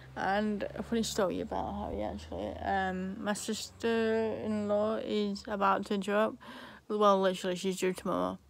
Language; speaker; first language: English; native; English